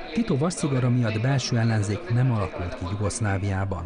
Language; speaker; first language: Hungarian; native; Hungarian